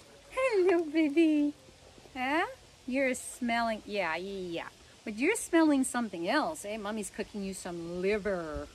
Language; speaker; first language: English; early bilingual, other home language; French